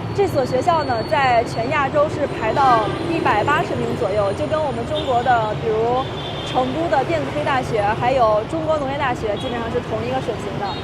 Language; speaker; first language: Chinese; native; Chinese